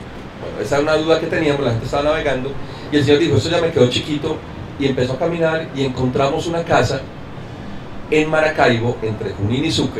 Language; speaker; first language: Spanish; native; Spanish